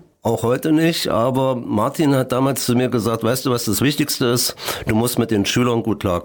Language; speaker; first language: German; native; German